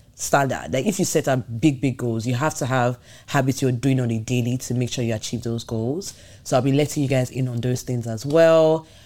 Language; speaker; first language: English; non-native, local second language; Yoruba